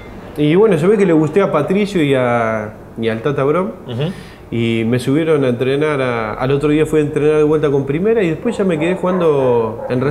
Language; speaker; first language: Spanish; native; Spanish